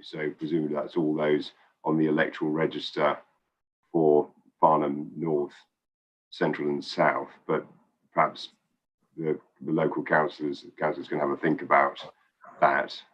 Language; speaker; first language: English; native; English